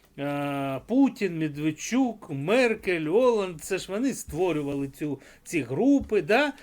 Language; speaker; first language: Ukrainian; non-native, local second language; Russian